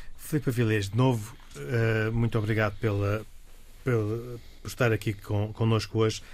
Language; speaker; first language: Portuguese; native; Portuguese